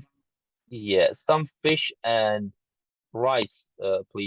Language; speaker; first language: English; non-native, learner; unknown